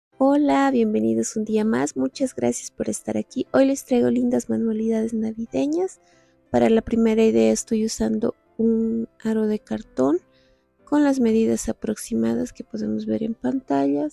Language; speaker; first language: Spanish; native; Spanish